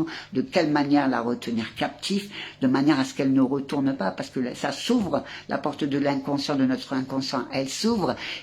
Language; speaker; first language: French; native; French